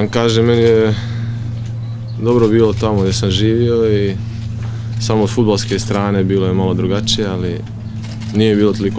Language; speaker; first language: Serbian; early bilingual, heritage; Serbian